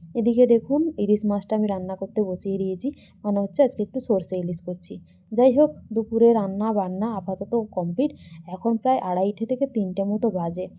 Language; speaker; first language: Bangla; non-native, local second language; Santali